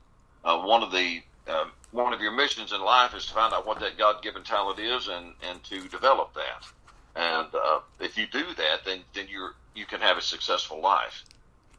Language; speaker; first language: English; native; English